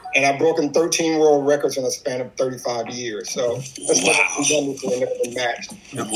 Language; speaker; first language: English; native; English